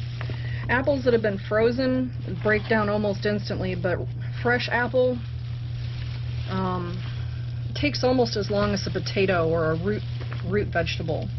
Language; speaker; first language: English; native; English